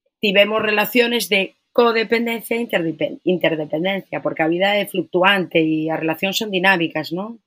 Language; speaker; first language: Galician; non-native, local second language; Spanish